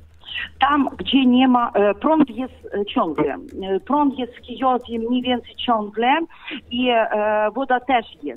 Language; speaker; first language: Polish; non-native, fluent; Ukrainian